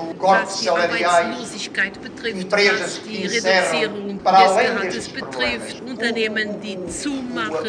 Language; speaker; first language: German; non-native, fluent; Portuguese